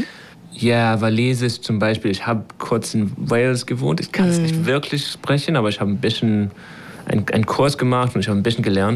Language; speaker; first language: German; non-native, fluent; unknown